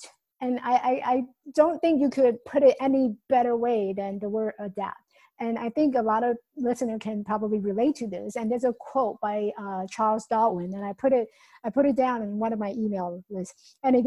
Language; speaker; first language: English; non-native, fluent; Chinese